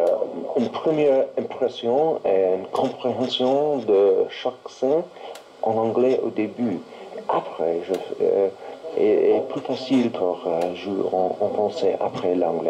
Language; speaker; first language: French; non-native, learner; English